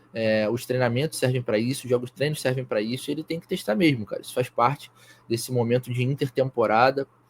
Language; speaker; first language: Portuguese; native; Portuguese